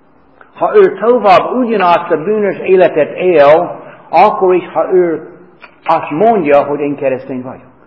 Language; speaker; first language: Hungarian; non-native, fluent; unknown